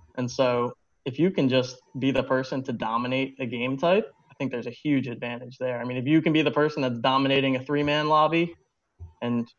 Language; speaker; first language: English; native; English